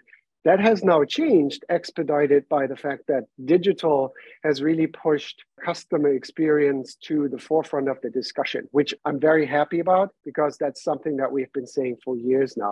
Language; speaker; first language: English; non-native, fluent; German